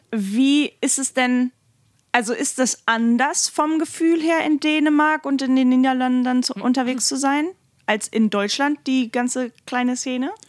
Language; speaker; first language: German; native; German